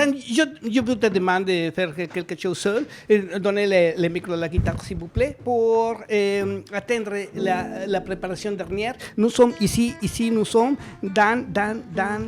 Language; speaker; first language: French; non-native, learner; Spanish